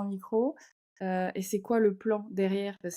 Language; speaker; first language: French; native; French